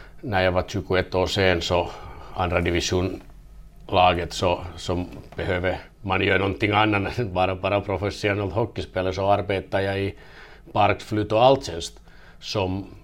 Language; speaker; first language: Swedish; non-native, learner; Finnish